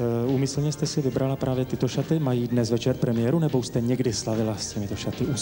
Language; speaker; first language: Czech; native; Czech